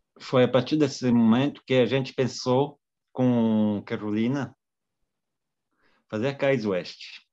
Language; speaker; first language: Portuguese; non-native, fluent; French